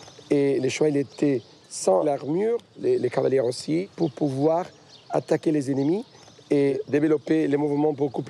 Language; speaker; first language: French; non-native, fluent; Spanish